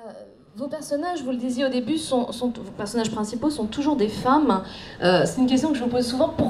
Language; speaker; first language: French; native; French